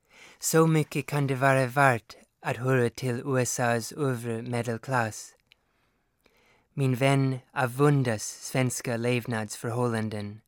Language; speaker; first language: Swedish; non-native, fluent; English